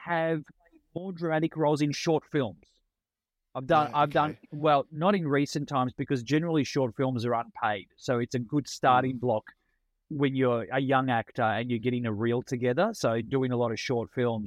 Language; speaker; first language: English; non-native, local second language; Italian